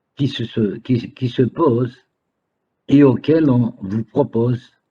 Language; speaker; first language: French; non-native, local second language; Arabic